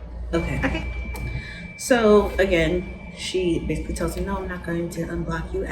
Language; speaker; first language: English; native; English